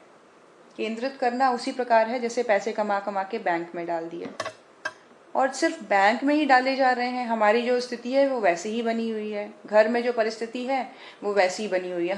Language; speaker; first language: Hindi; native; Hindi